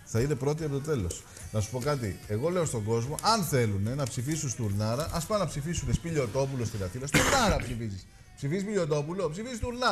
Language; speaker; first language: Greek; native; Greek